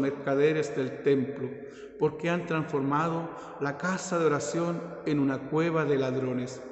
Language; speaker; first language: Spanish; native; Spanish